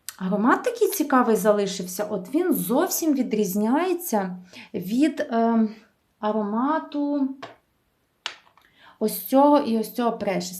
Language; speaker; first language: Ukrainian; native; Ukrainian